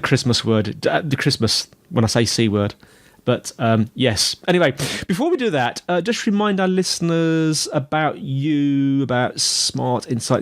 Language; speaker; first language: English; native; English